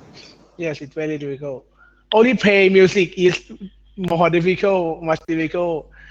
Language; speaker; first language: English; non-native, learner; Thai